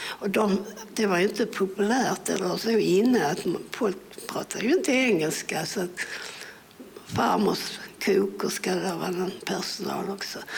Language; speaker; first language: Swedish; early bilingual, other home language; English